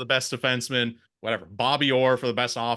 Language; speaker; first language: English; native; English